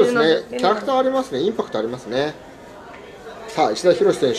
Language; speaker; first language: Japanese; native; Japanese